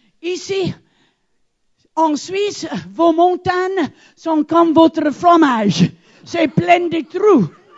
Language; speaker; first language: French; non-native, learner; English